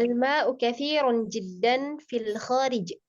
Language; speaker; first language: Arabic; non-native, learner; Indonesian